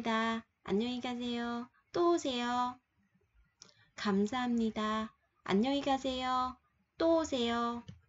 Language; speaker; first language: Korean; non-native, fluent; Vietnamese